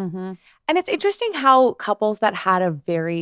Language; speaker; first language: English; native; English